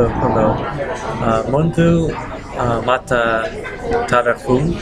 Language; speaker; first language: Arabic; non-native, learner; English